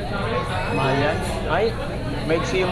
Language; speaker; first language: Filipino; native; Filipino